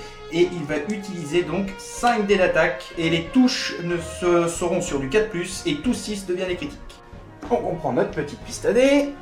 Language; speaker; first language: French; native; French